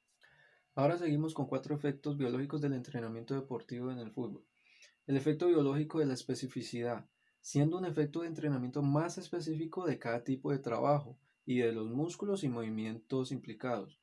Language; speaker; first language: Spanish; native; Spanish